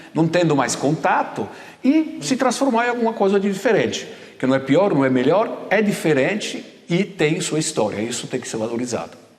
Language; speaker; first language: Portuguese; non-native, fluent; Italian